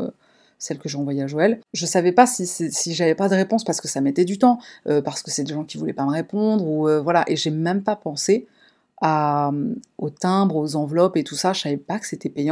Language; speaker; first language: French; native; French